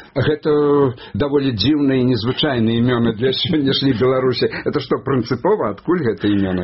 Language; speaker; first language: Belarusian; native; Belarusian